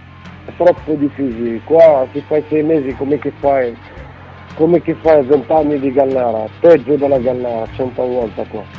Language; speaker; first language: Italian; non-native, learner; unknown